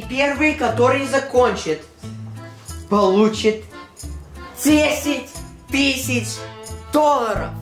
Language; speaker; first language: Russian; early bilingual, heritage; Russian